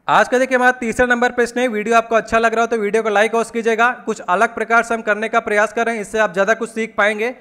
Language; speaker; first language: Hindi; native; Hindi